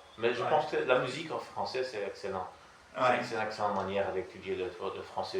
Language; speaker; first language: French; non-native, learner; Portuguese